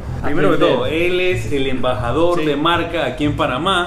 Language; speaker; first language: Spanish; native; Spanish